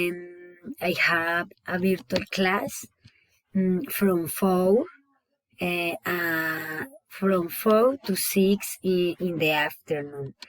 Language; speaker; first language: English; non-native, learner; Spanish